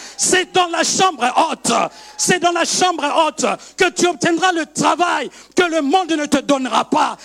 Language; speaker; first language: French; non-native, local second language; Lingala